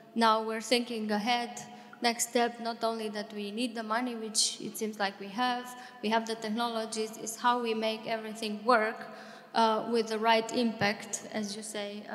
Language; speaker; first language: English; non-native, fluent; Romanian